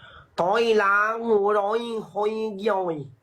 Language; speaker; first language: Vietnamese; non-native, learner; Sundanese